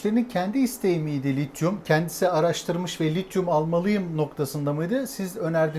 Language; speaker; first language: Turkish; native; Turkish